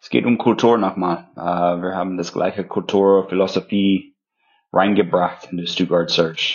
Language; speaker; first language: German; non-native, fluent; English